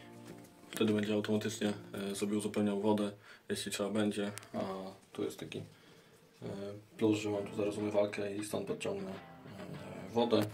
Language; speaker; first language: Polish; native; Polish